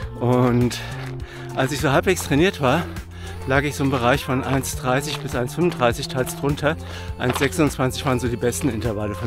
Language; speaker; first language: German; native; German